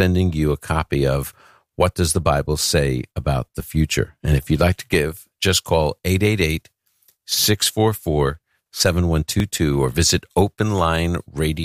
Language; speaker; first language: English; native; English